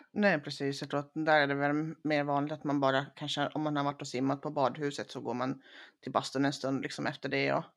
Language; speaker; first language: Swedish; early bilingual, other home language; Finnish